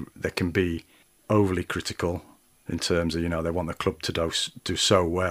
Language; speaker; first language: English; native; English